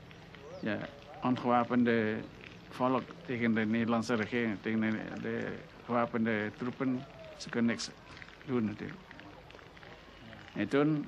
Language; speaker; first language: Dutch; non-native, local second language; Indonesian